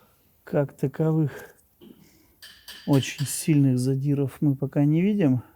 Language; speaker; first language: Russian; native; Russian